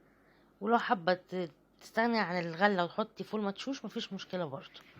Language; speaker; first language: Arabic; native; Arabic